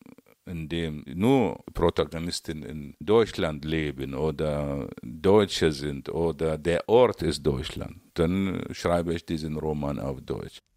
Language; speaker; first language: German; non-native, fluent; Arabic